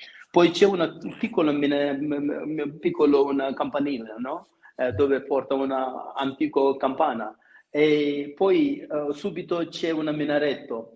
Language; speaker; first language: Italian; non-native, fluent; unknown